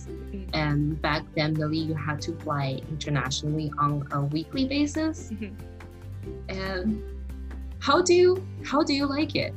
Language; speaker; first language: English; non-native, fluent; Chinese